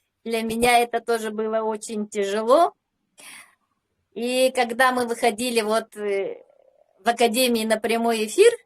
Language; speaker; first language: Russian; native; Russian